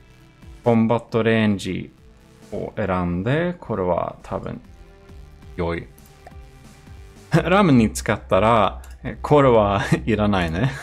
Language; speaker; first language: Japanese; non-native, learner; Swedish